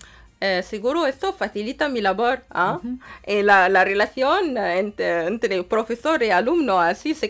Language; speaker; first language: Spanish; non-native, fluent; Arabic